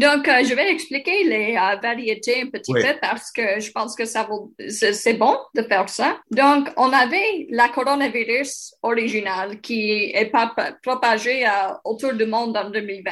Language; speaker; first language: French; non-native, local second language; English